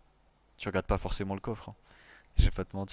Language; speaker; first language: French; native; French